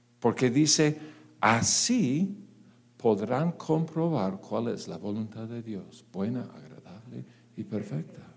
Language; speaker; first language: Spanish; non-native, fluent; English